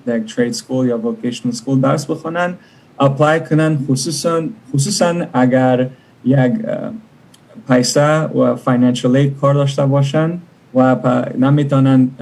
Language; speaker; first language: Persian; early bilingual, other home language; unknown